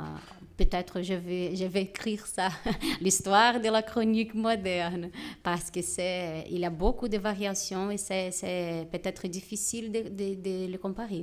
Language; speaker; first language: French; non-native, fluent; Portuguese